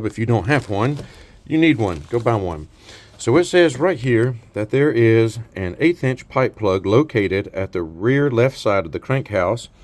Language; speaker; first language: English; native; English